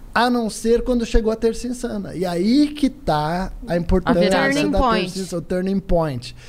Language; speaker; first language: Portuguese; native; Portuguese